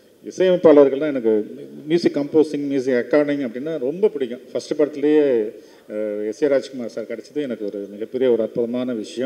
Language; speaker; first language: Tamil; native; Tamil